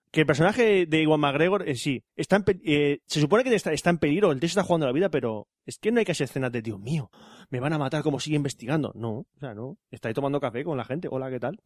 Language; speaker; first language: Spanish; native; Spanish